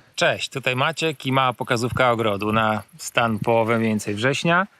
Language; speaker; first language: Polish; native; Polish